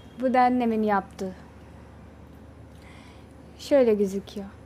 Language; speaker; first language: Turkish; non-native, learner; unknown